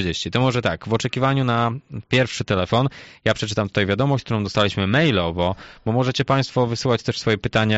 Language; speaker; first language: Polish; native; Polish